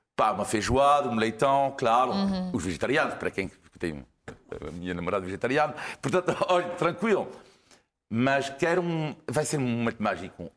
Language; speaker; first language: Portuguese; non-native, fluent; French